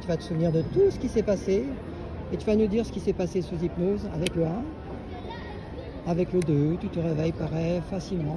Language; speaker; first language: French; native; French